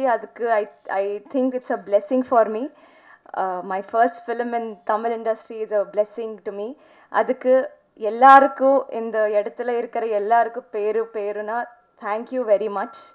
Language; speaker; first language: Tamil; non-native, local second language; Telugu